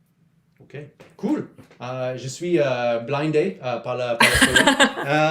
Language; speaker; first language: French; non-native, learner; English